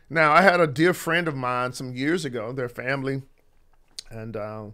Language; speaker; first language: English; native; English